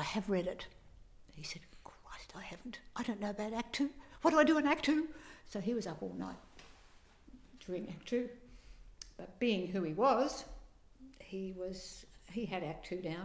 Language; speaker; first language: English; native; English